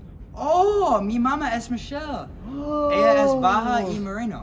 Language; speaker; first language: Spanish; non-native, learner; English